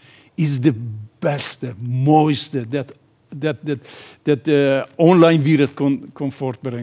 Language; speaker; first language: Dutch; non-native, fluent; Persian